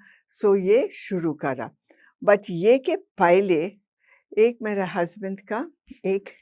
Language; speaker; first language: Hindi; non-native, local second language; English